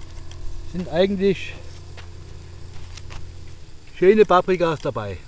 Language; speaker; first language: German; non-native, fluent; Russian